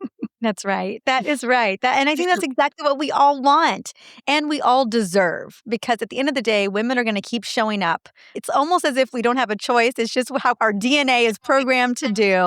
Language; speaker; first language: English; native; English